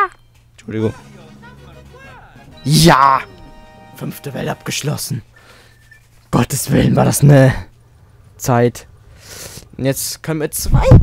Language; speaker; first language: German; native; German